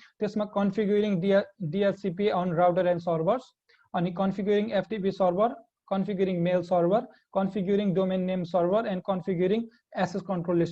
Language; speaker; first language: Nepali; native; Nepali